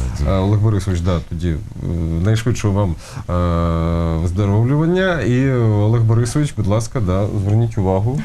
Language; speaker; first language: Ukrainian; native; Ukrainian